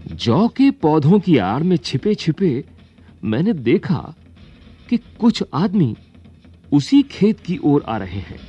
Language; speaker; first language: Hindi; native; Hindi